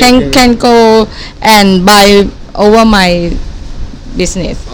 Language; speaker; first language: English; non-native, learner; Thai